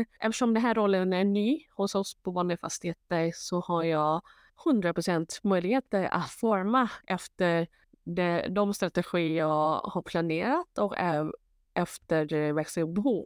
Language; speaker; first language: Swedish; non-native, fluent; Thai